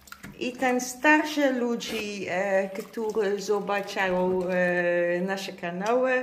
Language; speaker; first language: Polish; non-native, learner; Dutch